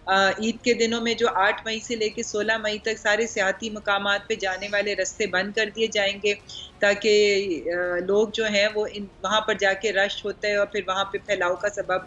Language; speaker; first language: Urdu; native; Urdu